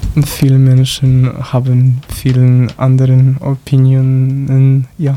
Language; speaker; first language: German; non-native, learner; Polish